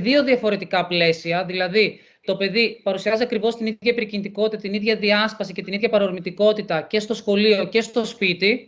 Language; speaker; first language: Greek; native; Greek